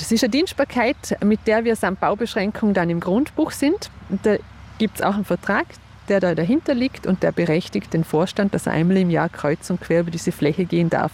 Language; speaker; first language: German; native; German